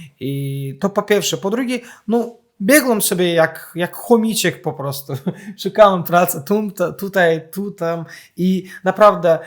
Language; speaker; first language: Polish; non-native, fluent; Azerbaijani